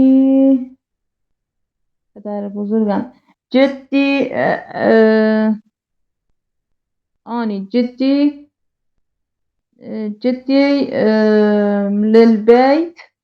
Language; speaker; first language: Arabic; non-native, learner; Persian